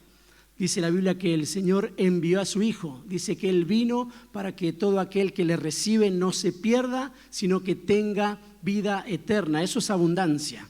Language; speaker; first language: Spanish; native; Spanish